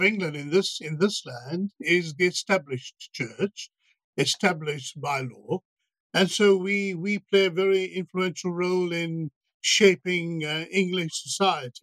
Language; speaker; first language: English; native; English